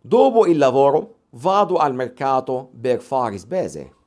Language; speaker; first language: Italian; non-native, fluent; Arabic